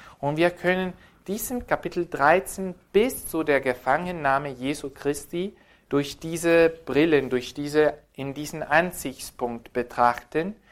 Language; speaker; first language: German; non-native, fluent; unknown